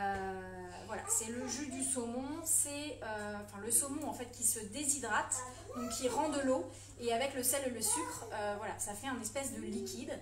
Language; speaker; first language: French; native; French